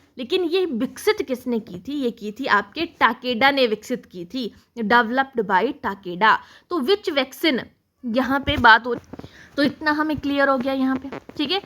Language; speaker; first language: Hindi; native; Hindi